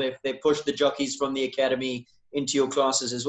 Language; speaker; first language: English; native; English